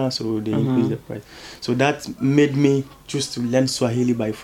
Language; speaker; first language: English; non-native, local second language; Ewe